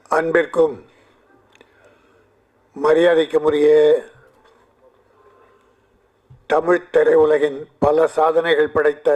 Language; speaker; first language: Tamil; native; Tamil